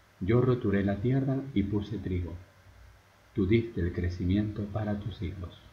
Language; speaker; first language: Spanish; native; Spanish